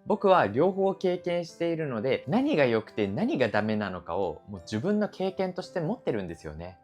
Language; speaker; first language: Japanese; native; Japanese